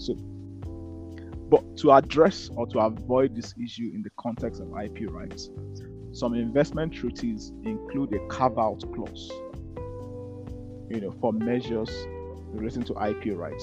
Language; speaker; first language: English; non-native, local second language; Yoruba